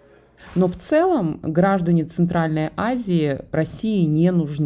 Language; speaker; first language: Russian; native; Russian